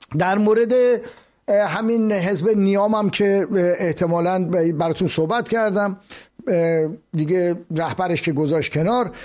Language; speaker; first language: Persian; native; Persian